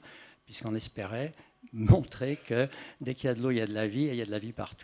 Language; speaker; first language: French; native; French